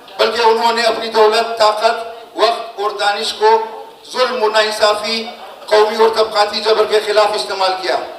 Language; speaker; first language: Urdu; non-native, local second language; Hazaragi